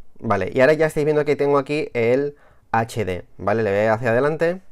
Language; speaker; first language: Spanish; native; Spanish